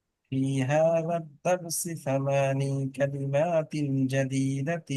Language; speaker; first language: Arabic; non-native, fluent; Bangla